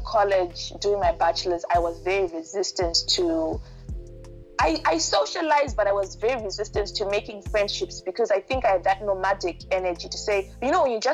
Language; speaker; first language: English; non-native, local second language; Shona